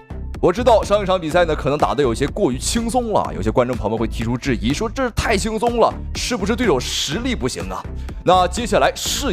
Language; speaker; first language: Chinese; native; Chinese